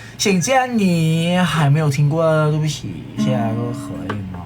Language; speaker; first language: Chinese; non-native, learner; Thai